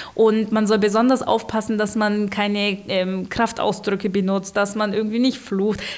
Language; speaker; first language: German; early bilingual, other home language; Turkish